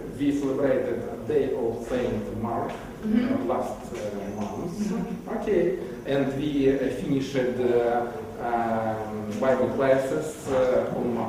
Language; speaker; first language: English; non-native, learner; Ukrainian